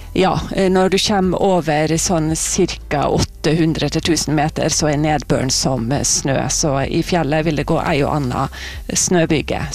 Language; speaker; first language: Norwegian; native; Norwegian